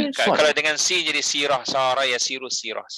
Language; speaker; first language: Malay; native; Malay